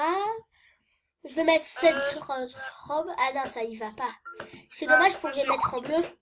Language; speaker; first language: French; native; French